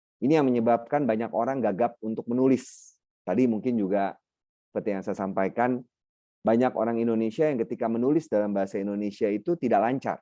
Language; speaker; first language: Indonesian; non-native, local second language; Minangkabau